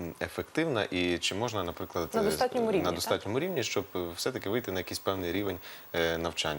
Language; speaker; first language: Ukrainian; native; Ukrainian